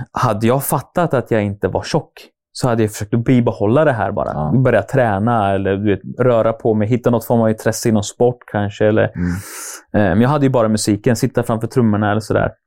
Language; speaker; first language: Swedish; native; Swedish